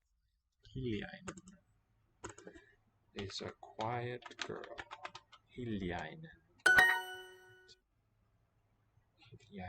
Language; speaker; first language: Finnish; non-native, learner; English